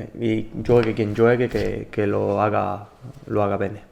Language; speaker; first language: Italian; non-native, learner; Spanish